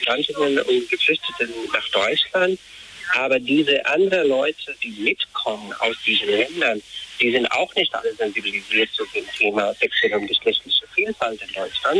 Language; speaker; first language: German; non-native, fluent; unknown